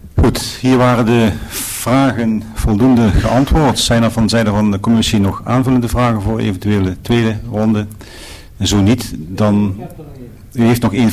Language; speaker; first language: Dutch; native; Dutch